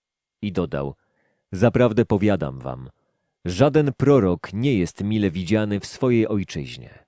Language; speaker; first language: Polish; native; Polish